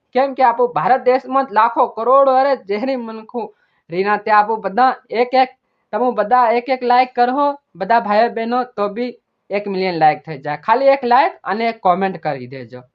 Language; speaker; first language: Gujarati; non-native, local second language; Bhili